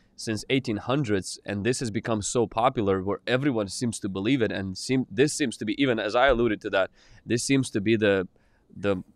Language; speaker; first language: English; non-native, fluent; Ukrainian